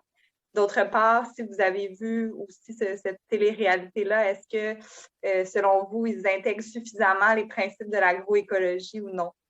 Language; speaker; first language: French; native; French